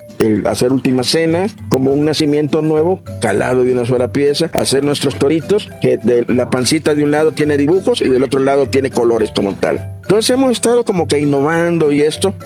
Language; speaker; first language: Spanish; native; Spanish